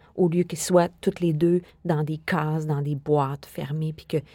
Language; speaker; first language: French; native; French